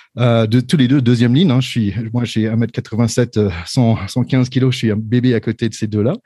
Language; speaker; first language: French; non-native, fluent; English